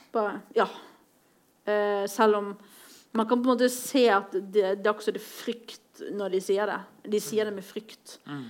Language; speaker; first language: Norwegian; native; Norwegian